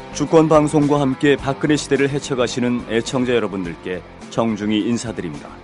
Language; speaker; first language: Korean; native; Korean